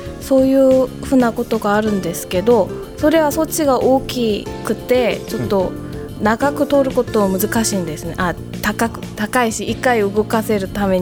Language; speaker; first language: Japanese; non-native, fluent; Korean